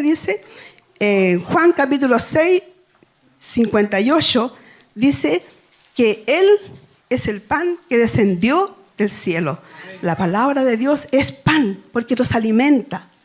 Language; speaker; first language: Spanish; native; Spanish